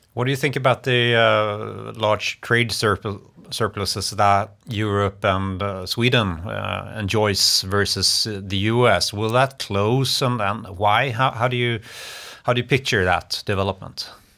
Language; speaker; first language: English; non-native, fluent; Swedish